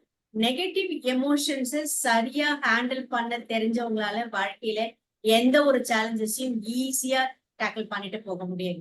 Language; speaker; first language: Tamil; native; Tamil